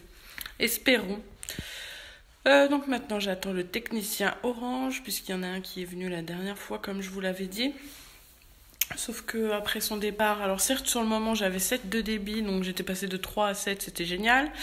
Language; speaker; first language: French; native; French